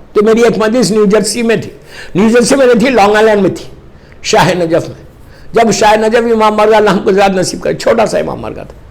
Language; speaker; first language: Urdu; native; Urdu